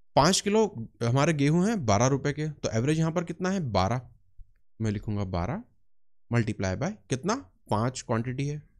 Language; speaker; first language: Hindi; native; Hindi